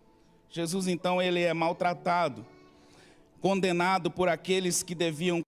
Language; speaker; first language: Portuguese; native; Portuguese